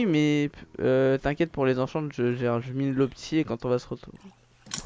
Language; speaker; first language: French; native; French